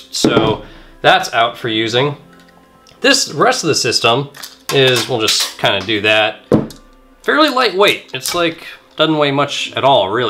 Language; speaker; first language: English; native; English